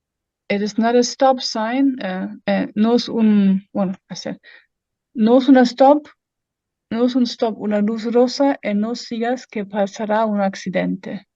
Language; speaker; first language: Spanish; non-native, fluent; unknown